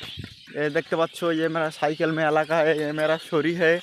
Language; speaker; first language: Hindi; non-native, local second language; Bangla